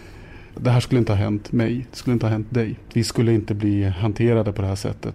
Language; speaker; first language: Swedish; native; Swedish